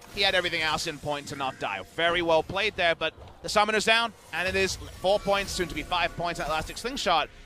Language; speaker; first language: English; native; English